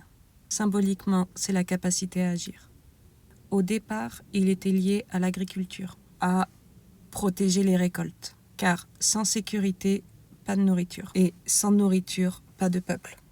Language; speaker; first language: French; native; French